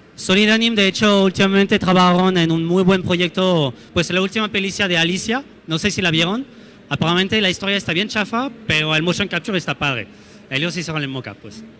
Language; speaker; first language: Spanish; non-native, fluent; French